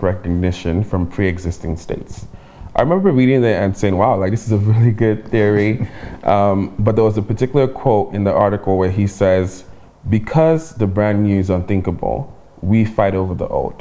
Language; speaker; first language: English; non-native, local second language; Igbo